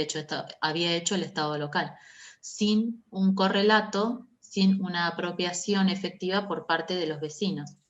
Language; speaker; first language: Spanish; native; Spanish